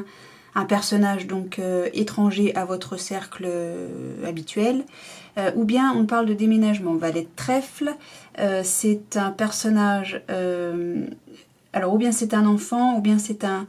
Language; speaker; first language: French; native; French